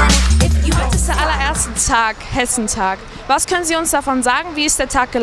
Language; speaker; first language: German; native; German